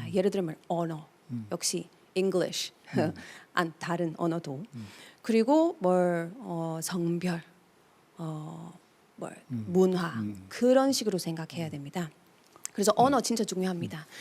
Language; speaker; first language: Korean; non-native, fluent; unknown